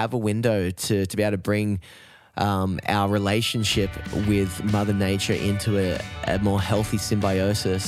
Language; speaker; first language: English; native; English